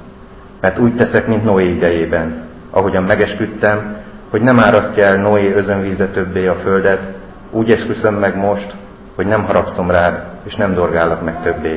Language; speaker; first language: Hungarian; native; Hungarian